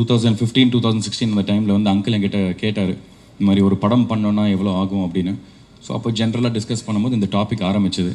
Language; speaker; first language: Tamil; native; Tamil